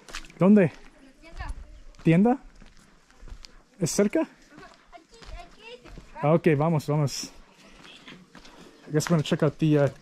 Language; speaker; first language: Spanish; non-native, learner; English